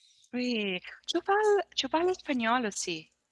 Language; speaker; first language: French; non-native, learner; Portuguese